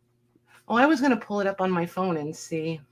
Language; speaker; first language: English; native; English